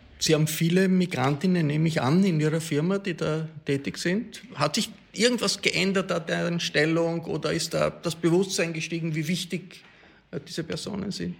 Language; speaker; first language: German; native; German